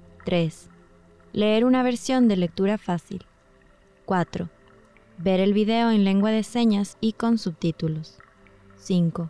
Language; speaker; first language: Spanish; native; Spanish